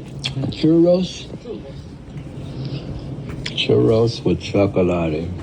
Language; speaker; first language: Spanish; non-native, learner; English